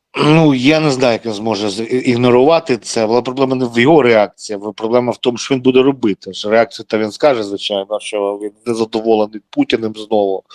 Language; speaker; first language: Ukrainian; non-native, local second language; Russian